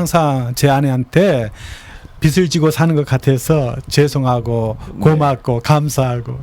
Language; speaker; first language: Korean; native; Korean